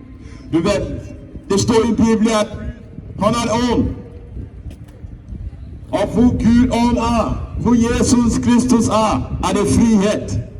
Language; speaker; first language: Norwegian; non-native, fluent; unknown